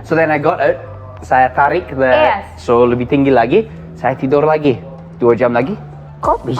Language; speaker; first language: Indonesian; non-native, learner; English